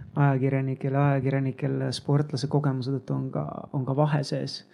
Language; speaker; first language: Estonian; native; Estonian